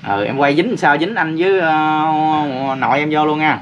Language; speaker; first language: Vietnamese; native; Vietnamese